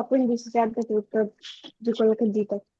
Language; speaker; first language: Italian; early bilingual, other home language; Bangla